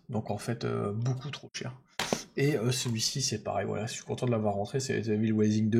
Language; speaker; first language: French; native; French